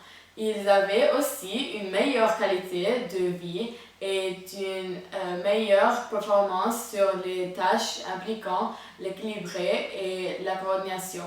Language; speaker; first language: French; non-native, learner; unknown